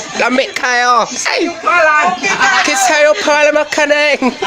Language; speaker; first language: Cebuano; non-native, learner; Korean